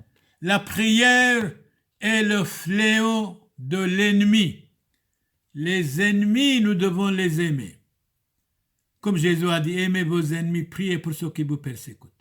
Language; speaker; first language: French; non-native, fluent; Turoyo